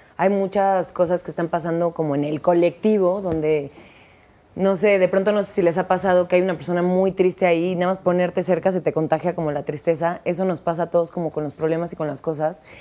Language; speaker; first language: Spanish; native; Spanish